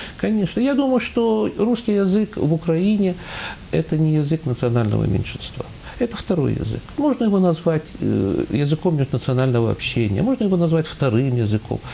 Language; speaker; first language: Russian; native; Russian